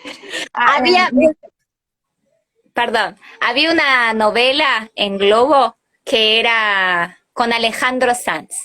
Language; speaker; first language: Spanish; early bilingual, heritage; Spanish